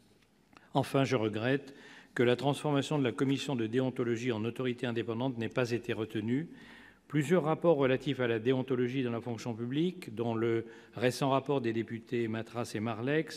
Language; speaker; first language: French; native; French